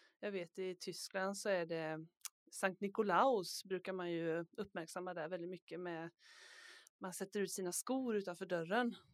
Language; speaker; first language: Swedish; native; Swedish